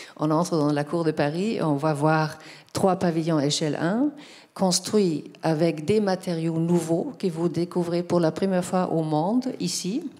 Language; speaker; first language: French; non-native, fluent; German